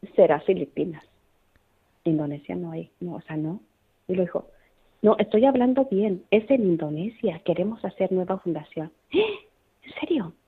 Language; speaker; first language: Spanish; native; Spanish